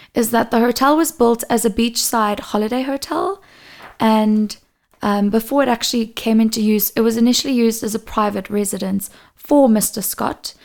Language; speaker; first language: English; non-native, local second language; Portuguese